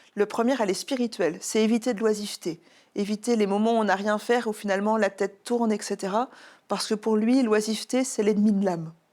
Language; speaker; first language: French; native; French